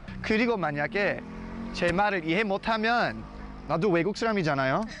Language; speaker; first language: Korean; non-native, fluent; English